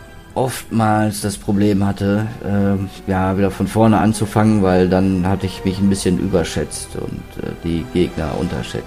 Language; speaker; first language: German; native; German